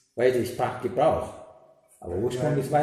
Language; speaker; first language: German; non-native, learner; Sinhala